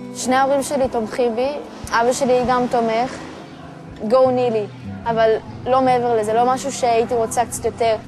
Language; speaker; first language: Hebrew; early bilingual, other home language; English